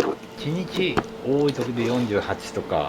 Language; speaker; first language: Japanese; native; Japanese